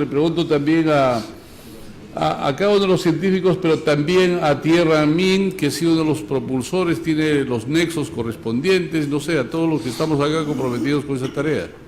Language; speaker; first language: Spanish; native; Spanish